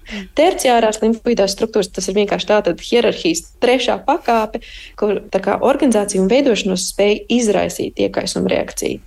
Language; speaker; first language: Latvian; early bilingual, heritage; Latvian